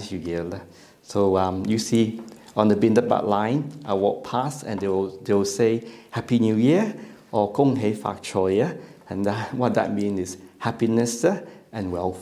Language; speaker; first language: English; non-native, local second language; Chinese